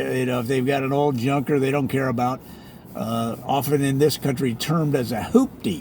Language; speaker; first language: English; native; English